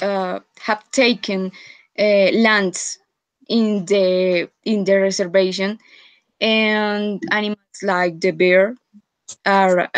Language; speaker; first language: English; non-native, fluent; Spanish